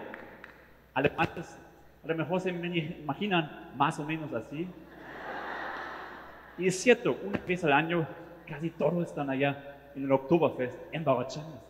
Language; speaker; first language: Spanish; non-native, fluent; German